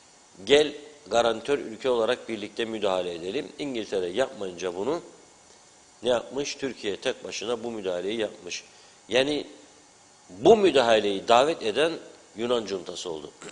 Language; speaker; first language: Turkish; native; Turkish